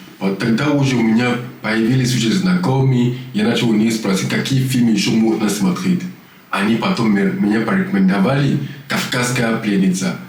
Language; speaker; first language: Russian; non-native, learner; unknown